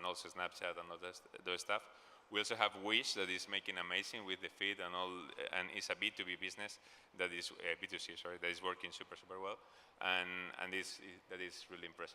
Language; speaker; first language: English; non-native, fluent; Spanish